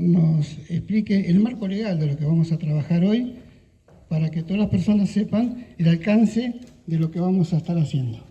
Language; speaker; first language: Spanish; native; Spanish